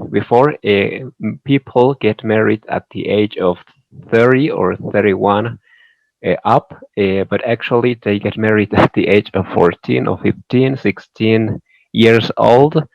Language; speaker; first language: English; non-native, learner; Spanish